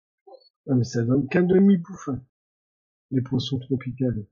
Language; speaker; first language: French; native; French